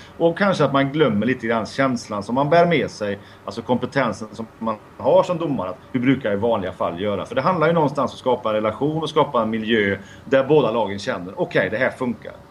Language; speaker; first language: Swedish; native; Swedish